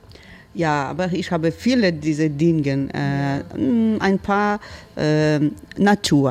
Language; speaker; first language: German; non-native, learner; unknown